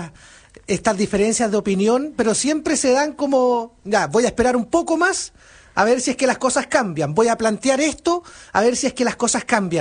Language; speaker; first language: Spanish; native; Spanish